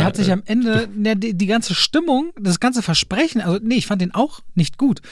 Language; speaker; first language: German; native; German